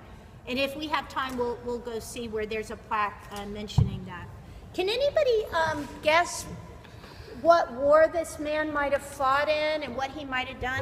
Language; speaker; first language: English; native; English